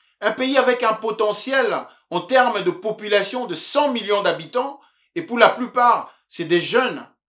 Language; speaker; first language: French; non-native, local second language; Luba-Lulua